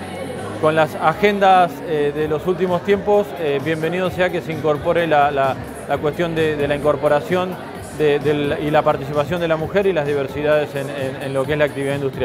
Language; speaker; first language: Spanish; native; Spanish